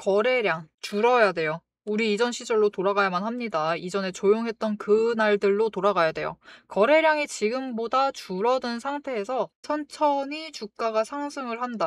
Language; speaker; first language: Korean; native; Korean